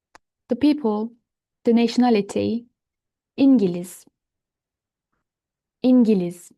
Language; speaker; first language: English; non-native, fluent; Turkish